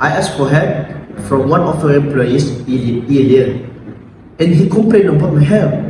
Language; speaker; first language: English; non-native, learner; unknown